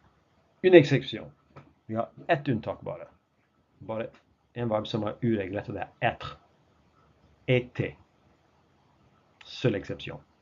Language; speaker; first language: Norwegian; non-native, fluent; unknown